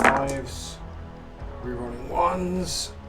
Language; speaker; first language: English; native; English